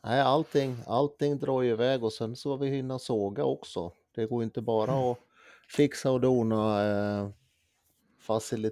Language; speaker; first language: Swedish; native; Swedish